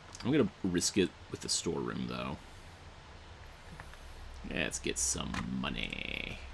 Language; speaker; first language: English; native; English